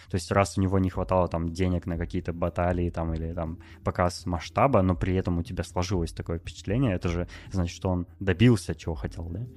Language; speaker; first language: Russian; native; Russian